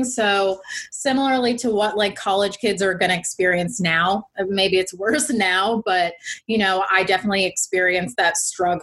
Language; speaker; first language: English; native; English